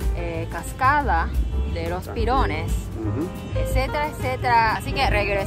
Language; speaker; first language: Spanish; non-native, learner; Japanese